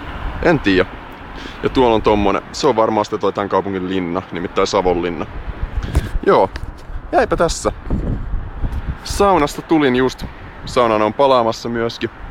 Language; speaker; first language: Finnish; native; Finnish